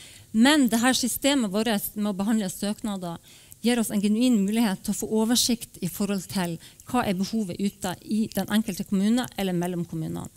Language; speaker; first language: Norwegian; native; Norwegian